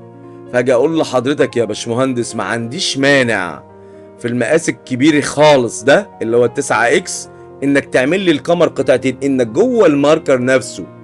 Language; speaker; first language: Arabic; native; Arabic